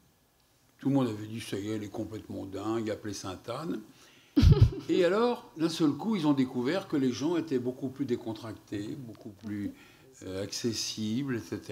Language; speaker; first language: French; native; French